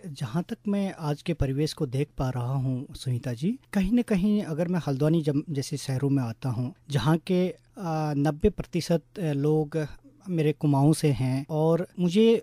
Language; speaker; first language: Hindi; non-native, local second language; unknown